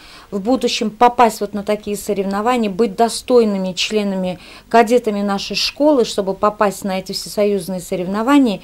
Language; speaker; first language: Russian; native; Russian